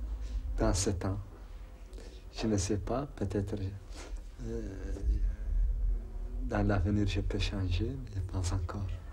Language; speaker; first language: French; non-native, local second language; Arabic